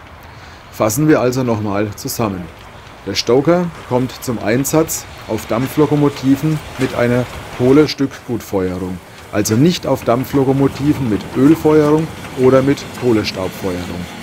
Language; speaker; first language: German; native; German